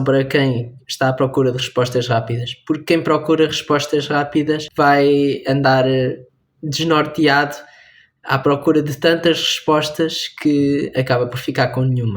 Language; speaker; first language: Portuguese; native; Portuguese